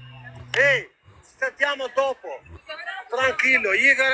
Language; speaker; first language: Italian; non-native, learner; Albanian